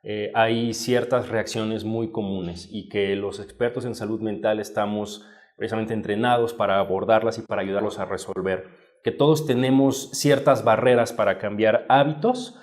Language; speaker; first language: Spanish; native; Spanish